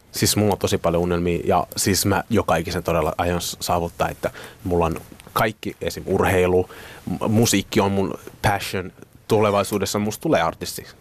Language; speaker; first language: Finnish; early bilingual, other home language; Somali